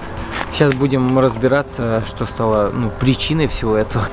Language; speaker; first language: Russian; native; Russian